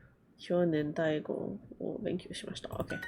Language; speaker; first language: Japanese; non-native, learner; English